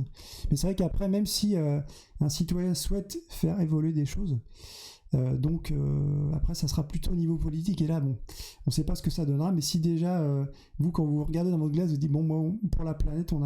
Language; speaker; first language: French; native; French